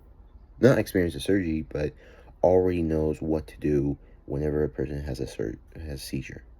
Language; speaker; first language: English; native; English